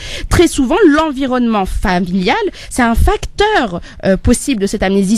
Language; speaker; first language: French; native; French